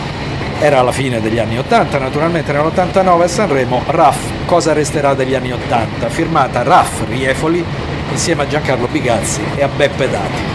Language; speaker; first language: Italian; native; Italian